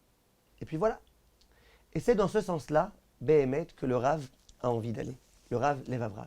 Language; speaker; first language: French; native; French